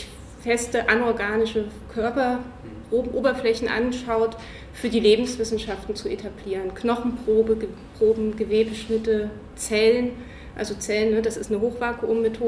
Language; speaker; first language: German; native; German